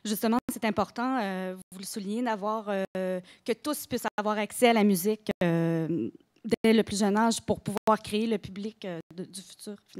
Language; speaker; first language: French; native; French